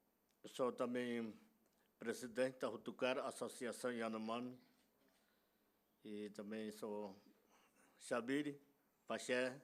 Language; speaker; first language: Portuguese; non-native, local second language; Yanomámi